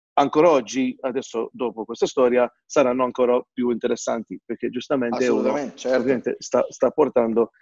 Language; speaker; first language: Italian; non-native, fluent; Maltese